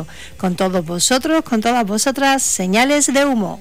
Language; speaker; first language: Spanish; native; Spanish